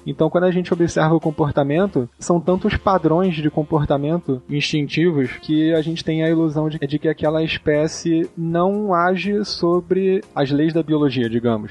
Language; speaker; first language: Portuguese; native; Portuguese